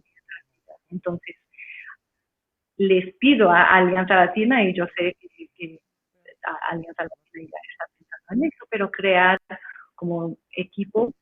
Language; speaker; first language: Spanish; non-native, fluent; English